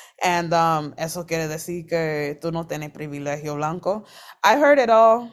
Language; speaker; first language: Spanish; early bilingual, heritage; Spanish